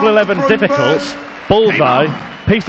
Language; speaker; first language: English; native; English